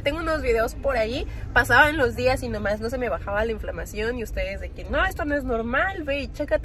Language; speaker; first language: Spanish; native; Spanish